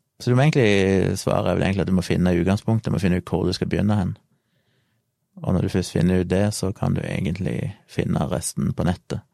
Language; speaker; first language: Norwegian; native; Norwegian